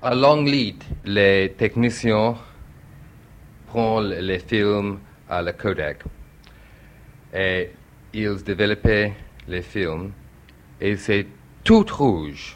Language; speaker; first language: French; non-native, learner; English